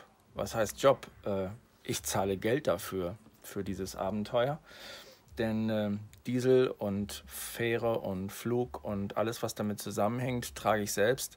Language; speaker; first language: German; native; German